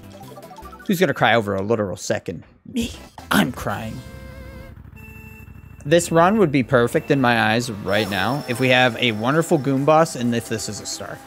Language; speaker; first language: English; native; English